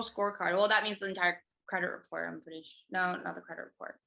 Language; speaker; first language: English; native; English